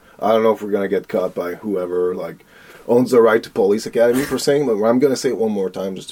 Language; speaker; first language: English; native; English